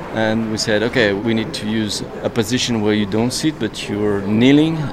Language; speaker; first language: English; non-native, fluent; French